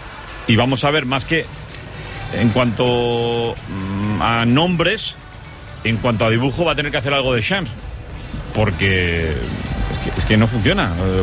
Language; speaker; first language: Spanish; native; Spanish